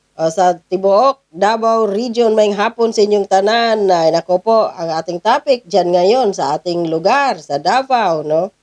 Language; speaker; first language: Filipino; non-native, local second language; Cebuano